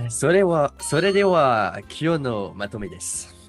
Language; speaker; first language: Japanese; non-native, learner; French